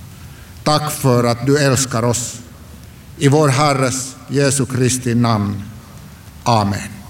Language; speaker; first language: Swedish; non-native, local second language; Finnish